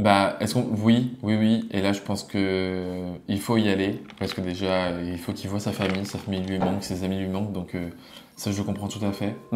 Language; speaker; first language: French; native; French